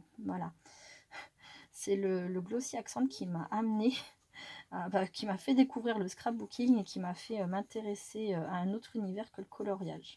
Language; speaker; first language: French; native; French